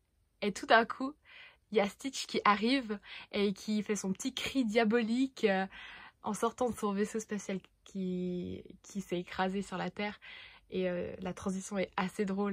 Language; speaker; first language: French; native; French